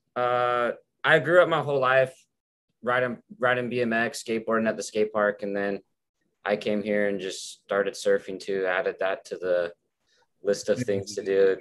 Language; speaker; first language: English; native; English